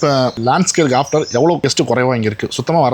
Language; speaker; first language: Tamil; native; Tamil